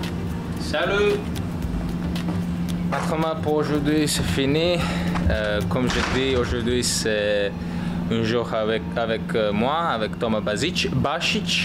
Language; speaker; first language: French; non-native, learner; Croatian